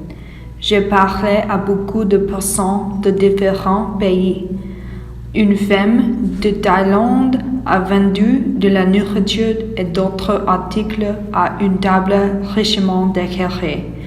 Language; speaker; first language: French; non-native, learner; English